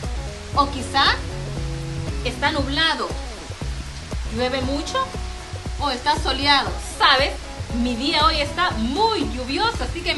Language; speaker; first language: Spanish; native; Spanish